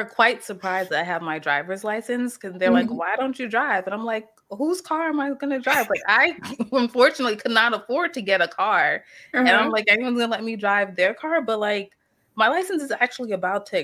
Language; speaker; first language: English; native; English